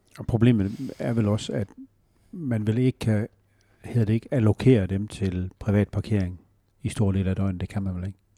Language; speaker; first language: Danish; native; Danish